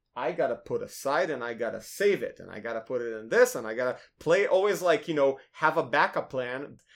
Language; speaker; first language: English; non-native, fluent; Hebrew